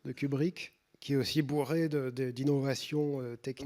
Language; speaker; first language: French; native; French